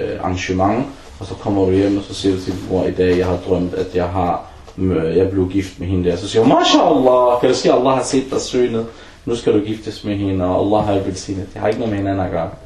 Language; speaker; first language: Danish; early bilingual, other home language; Arabic